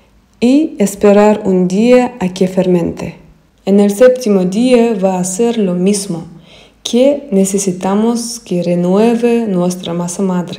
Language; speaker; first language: Spanish; non-native, fluent; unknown